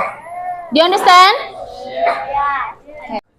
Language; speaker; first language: English; non-native, learner; Indonesian